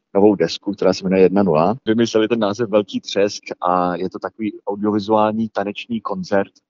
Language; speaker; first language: Czech; early bilingual, heritage; Czech